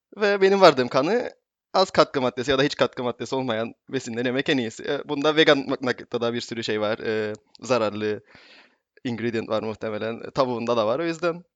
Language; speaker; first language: Turkish; native; Turkish